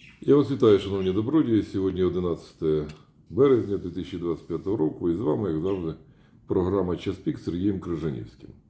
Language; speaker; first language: Ukrainian; native; Ukrainian